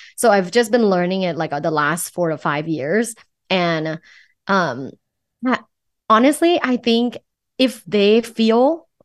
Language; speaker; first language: English; non-native, fluent; Thai